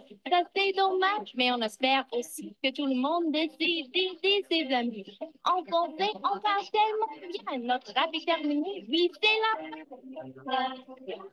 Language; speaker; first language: French; non-native, learner; English